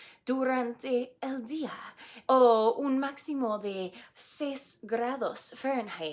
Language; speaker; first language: Spanish; non-native, fluent; English